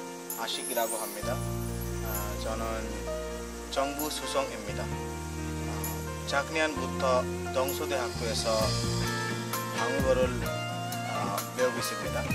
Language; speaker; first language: Korean; non-native, learner; Bangla